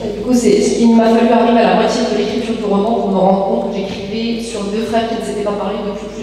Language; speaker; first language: French; native; French